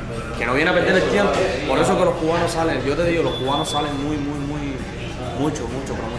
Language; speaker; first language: Spanish; native; Spanish